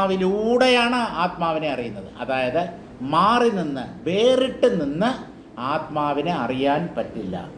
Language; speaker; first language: Malayalam; native; Malayalam